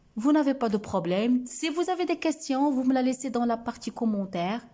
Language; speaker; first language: French; non-native, local second language; Arabic